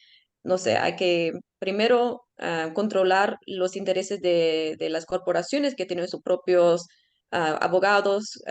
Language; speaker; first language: Spanish; early bilingual, heritage; Spanish